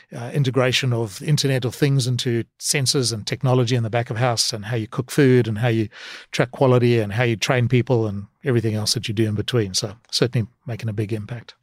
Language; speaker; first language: English; native; English